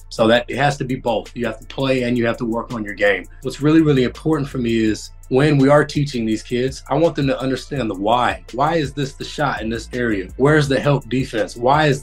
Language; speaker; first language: English; native; English